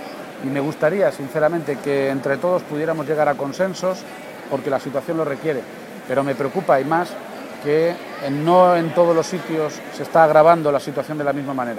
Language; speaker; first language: Spanish; native; Spanish